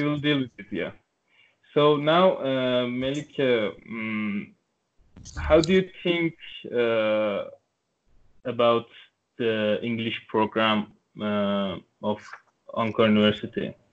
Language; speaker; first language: English; non-native, local second language; Turkish